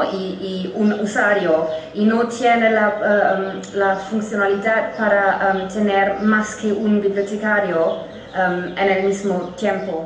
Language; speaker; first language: Spanish; non-native, fluent; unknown